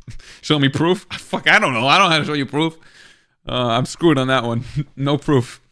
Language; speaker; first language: English; native; English